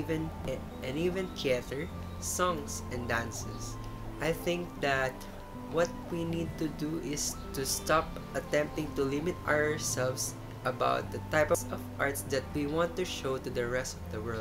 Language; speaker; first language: English; non-native, local second language; Filipino